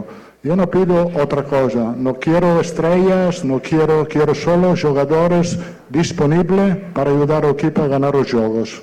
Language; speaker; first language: Portuguese; non-native, fluent; Italian